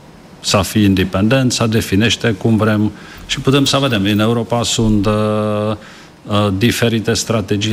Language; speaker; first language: Romanian; non-native, learner; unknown